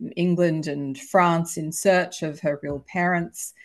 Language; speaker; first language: English; native; English